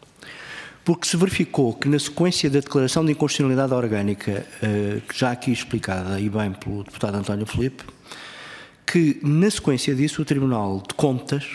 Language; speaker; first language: Portuguese; native; Portuguese